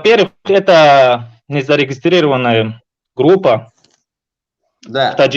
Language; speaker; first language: Russian; non-native, local second language; Tajik